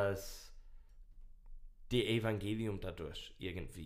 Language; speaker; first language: German; non-native, learner; English